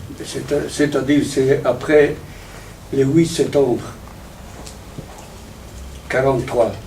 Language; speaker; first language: French; non-native, fluent; Italian